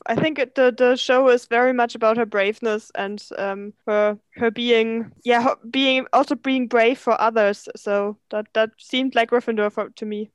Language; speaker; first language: English; non-native, fluent; German